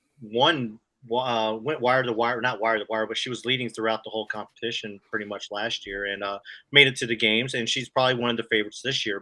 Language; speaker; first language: English; native; English